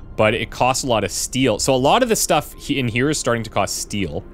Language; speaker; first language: English; native; English